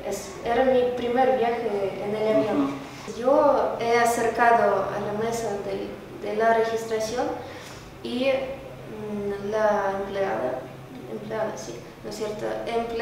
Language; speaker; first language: Spanish; non-native, learner; Ukrainian